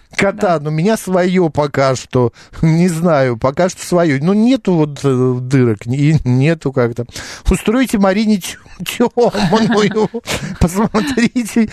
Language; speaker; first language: Russian; native; Russian